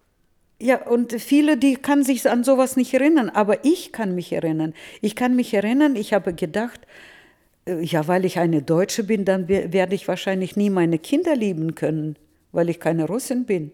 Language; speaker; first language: German; early bilingual, heritage; Russian